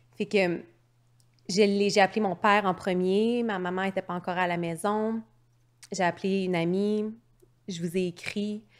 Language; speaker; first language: French; native; French